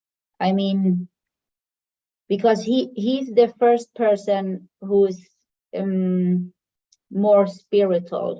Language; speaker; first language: English; non-native, fluent; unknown